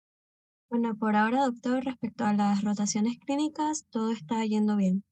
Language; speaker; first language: Spanish; native; Spanish